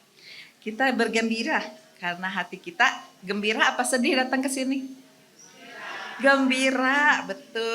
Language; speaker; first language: Indonesian; native; Indonesian